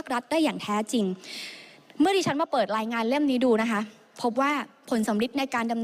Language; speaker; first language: Thai; native; Thai